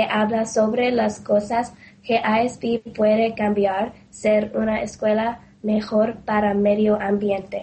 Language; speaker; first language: Spanish; non-native, learner; English